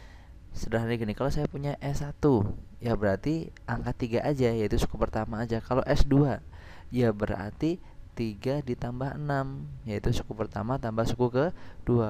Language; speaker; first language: Indonesian; native; Indonesian